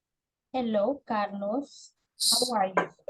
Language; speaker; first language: English; non-native, fluent; Spanish